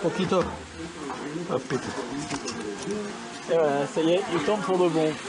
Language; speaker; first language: French; native; French